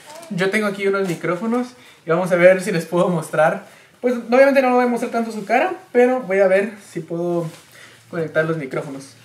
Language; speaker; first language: Spanish; native; Spanish